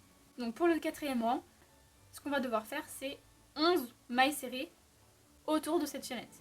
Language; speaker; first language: French; native; French